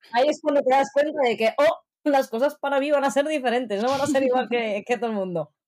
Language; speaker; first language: Spanish; early bilingual, other home language; Arabic